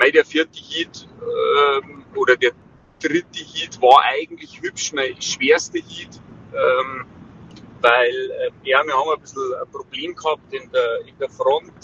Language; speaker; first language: German; native; German